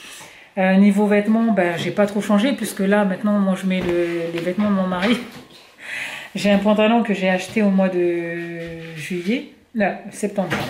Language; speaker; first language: French; native; French